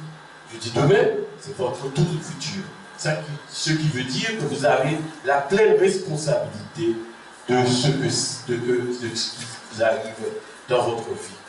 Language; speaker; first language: French; non-native, local second language; Haitian Creole